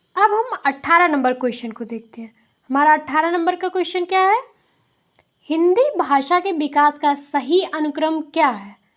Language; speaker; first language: Hindi; native; Hindi